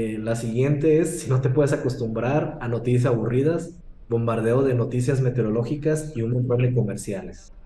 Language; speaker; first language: Spanish; native; Spanish